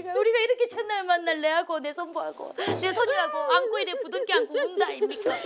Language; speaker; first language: Korean; native; Korean